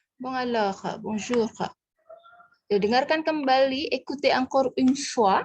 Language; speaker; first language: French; non-native, fluent; Indonesian